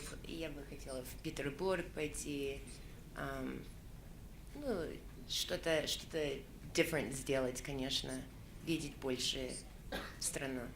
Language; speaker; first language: Russian; early bilingual, heritage; Russian